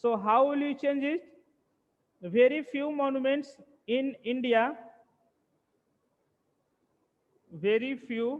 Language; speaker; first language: English; non-native, local second language; Hindi